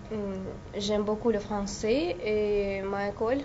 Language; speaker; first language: French; non-native, learner; Russian